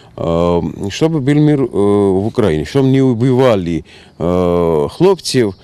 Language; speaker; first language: Russian; non-native, local second language; Georgian